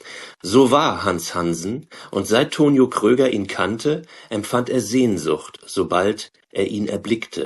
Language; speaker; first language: German; native; German